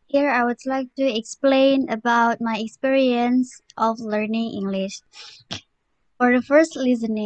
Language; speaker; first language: English; non-native, learner; Indonesian